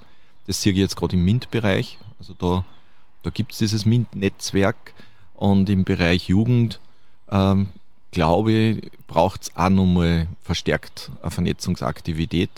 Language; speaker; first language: German; native; German